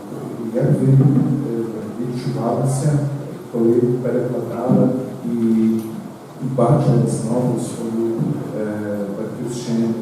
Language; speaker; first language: Ukrainian; non-native, learner; Portuguese